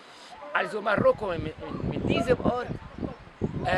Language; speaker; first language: German; non-native, fluent; Arabic